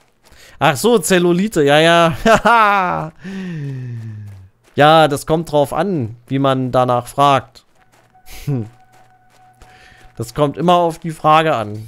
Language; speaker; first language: German; native; German